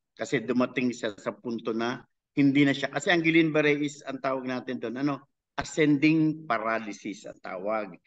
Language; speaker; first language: Filipino; native; Filipino